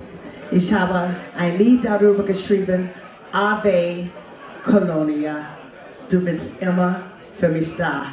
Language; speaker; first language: German; non-native, fluent; English